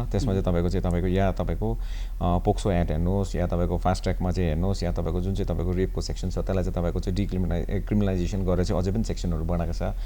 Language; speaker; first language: Nepali; non-native, local second language; Hindi